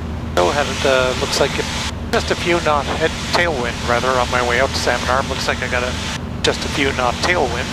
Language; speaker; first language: English; native; English